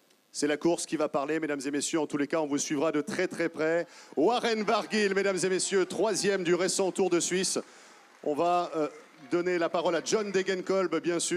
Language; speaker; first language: French; native; French